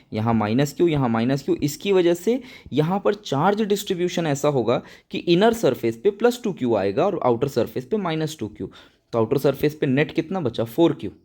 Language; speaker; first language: Hindi; native; Hindi